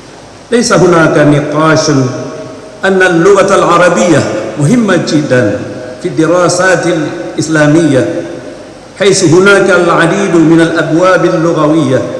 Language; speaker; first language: Arabic; non-native, fluent; Indonesian